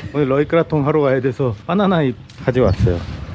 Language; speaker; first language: Korean; native; Korean